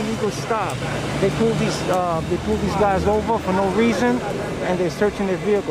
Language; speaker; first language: English; native; English